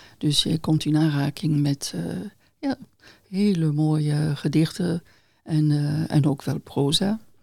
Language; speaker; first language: Dutch; non-native, fluent; French